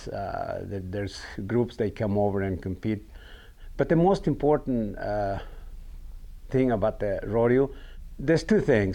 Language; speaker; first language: English; non-native, learner; Spanish